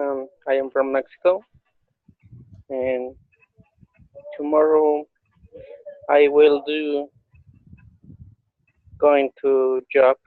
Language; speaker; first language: English; non-native, learner; Spanish